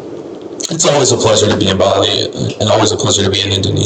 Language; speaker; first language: English; non-native, fluent; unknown